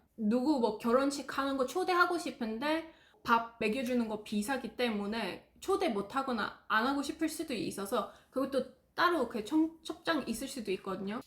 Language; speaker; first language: Korean; non-native, fluent; English